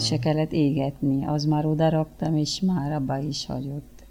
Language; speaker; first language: Hungarian; early bilingual, other home language; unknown